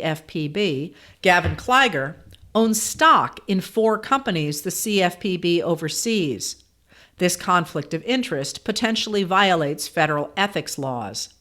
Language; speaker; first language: English; native; English